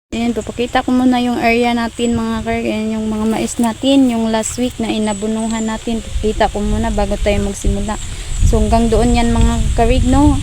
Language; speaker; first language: Filipino; non-native, local second language; Cebuano